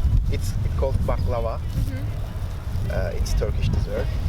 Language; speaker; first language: English; non-native, learner; Turkish